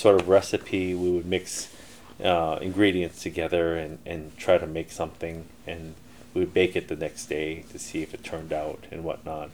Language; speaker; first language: English; early bilingual, other home language; Korean